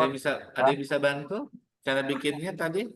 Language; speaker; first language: Indonesian; native; Indonesian